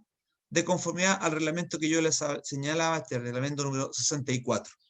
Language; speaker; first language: Spanish; native; Spanish